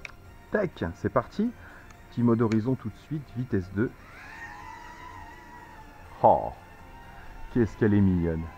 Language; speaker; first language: French; native; French